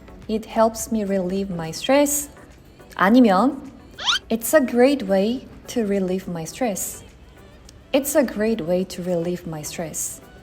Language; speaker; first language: English; non-native, fluent; Korean